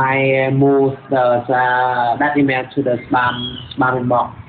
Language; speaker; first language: English; non-native, learner; Vietnamese